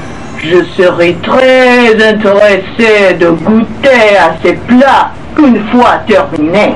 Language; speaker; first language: French; non-native, fluent; English